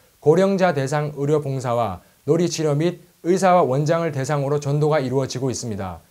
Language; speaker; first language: Korean; native; Korean